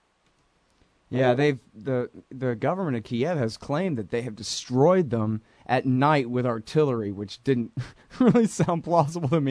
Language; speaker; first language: English; native; English